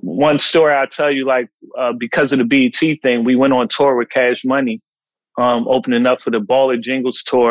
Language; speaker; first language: English; native; English